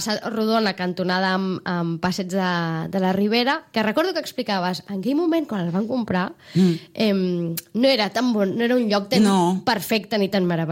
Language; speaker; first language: Catalan; native; Catalan